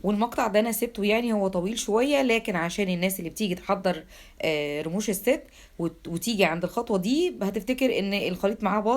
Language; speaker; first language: Arabic; native; Arabic